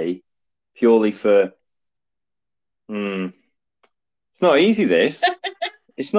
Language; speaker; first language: English; native; English